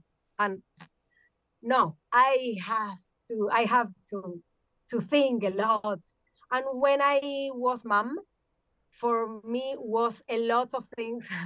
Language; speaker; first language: English; non-native, learner; Spanish